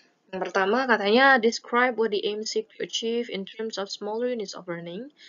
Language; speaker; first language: English; non-native, fluent; Indonesian